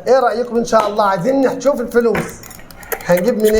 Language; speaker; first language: Arabic; native; Arabic